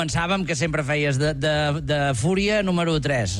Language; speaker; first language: Catalan; native; Catalan